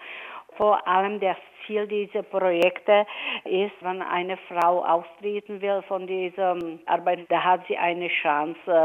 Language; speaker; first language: German; non-native, fluent; Czech